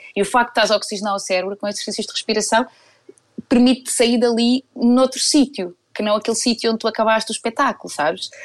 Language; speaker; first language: Portuguese; native; Portuguese